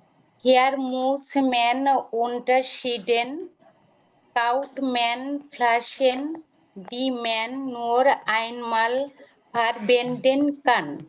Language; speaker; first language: German; non-native, learner; Bangla